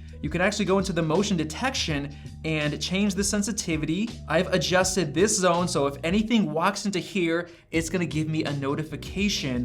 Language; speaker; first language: English; native; English